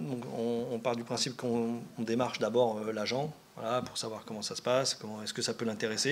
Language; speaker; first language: French; native; French